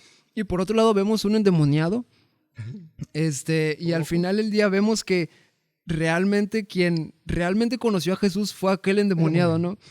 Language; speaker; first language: Spanish; native; Spanish